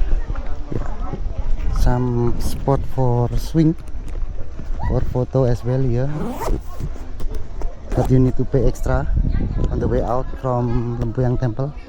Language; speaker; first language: English; non-native, fluent; Indonesian